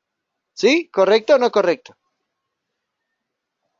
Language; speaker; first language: Spanish; native; Spanish